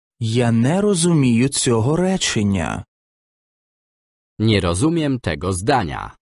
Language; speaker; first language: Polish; non-native, learner; Ukrainian